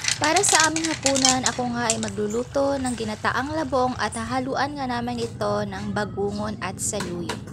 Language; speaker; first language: Filipino; non-native, local second language; Cebuano